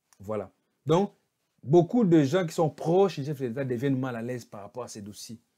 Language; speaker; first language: French; non-native, local second language; Lingala